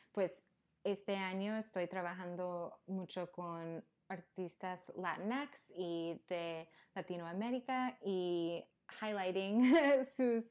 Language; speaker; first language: Spanish; early bilingual, heritage; Spanish